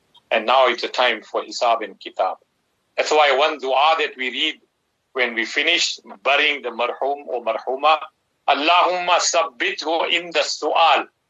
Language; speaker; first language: English; native; English